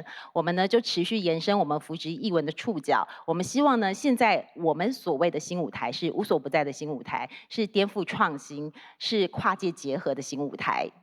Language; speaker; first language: Chinese; native; Chinese